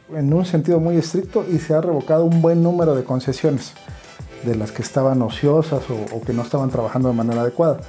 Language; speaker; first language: Spanish; native; Spanish